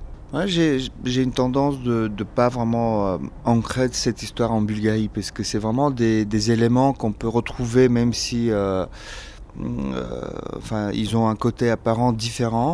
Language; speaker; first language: French; non-native, fluent; Bulgarian